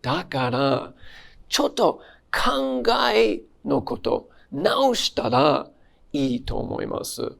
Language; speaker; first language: Japanese; non-native, fluent; English